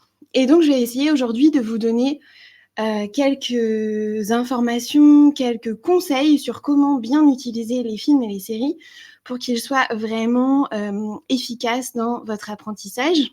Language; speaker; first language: French; native; French